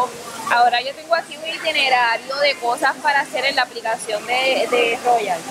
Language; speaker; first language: Spanish; native; Spanish